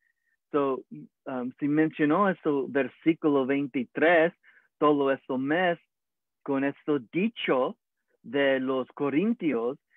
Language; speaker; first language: Spanish; early bilingual, heritage; English